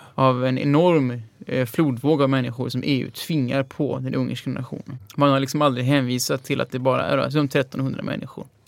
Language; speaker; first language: Swedish; native; Swedish